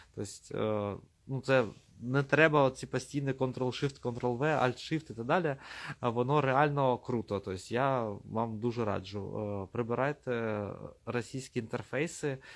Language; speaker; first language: Ukrainian; non-native, local second language; Russian